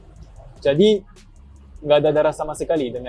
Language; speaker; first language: Indonesian; non-native, fluent; French